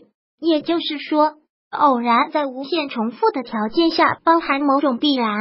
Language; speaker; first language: Chinese; native; Chinese